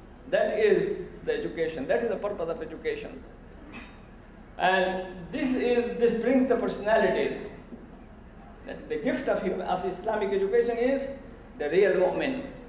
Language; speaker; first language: English; non-native, local second language; Urdu